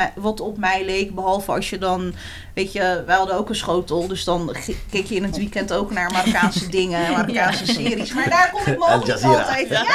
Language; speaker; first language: Dutch; early bilingual, other home language; Arabic